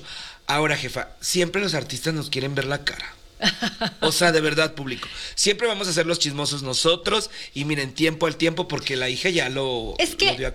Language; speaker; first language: Spanish; native; Spanish